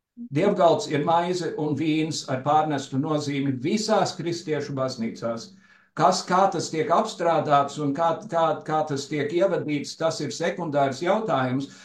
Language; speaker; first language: Latvian; early bilingual, heritage; Latvian